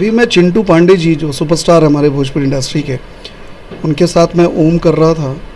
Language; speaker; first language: Hindi; non-native, local second language; Bhojpuri